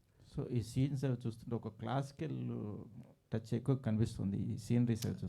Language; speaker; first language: Telugu; native; Telugu